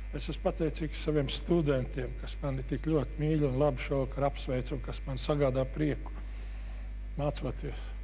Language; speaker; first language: Latvian; native; Latvian